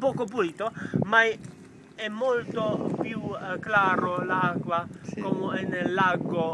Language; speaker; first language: Italian; non-native, learner; Czech